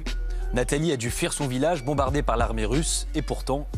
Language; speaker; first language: French; native; French